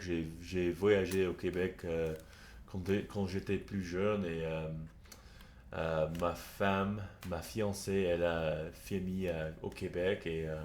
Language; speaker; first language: French; non-native, learner; English